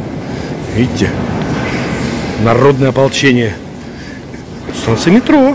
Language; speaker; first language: Russian; native; Russian